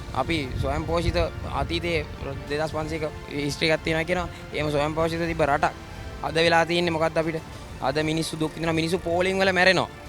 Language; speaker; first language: Sinhala; native; Sinhala